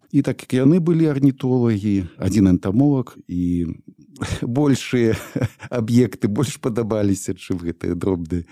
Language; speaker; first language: Belarusian; non-native, local second language; Russian